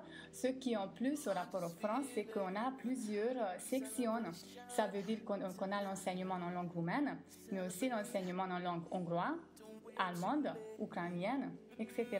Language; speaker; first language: French; non-native, fluent; Romanian